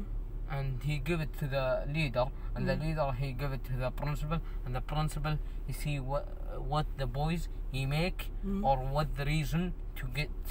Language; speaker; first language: English; non-native, learner; Arabic